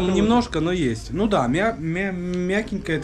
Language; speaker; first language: Russian; native; Russian